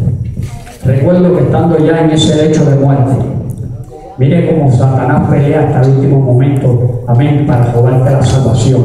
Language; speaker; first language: Spanish; native; Spanish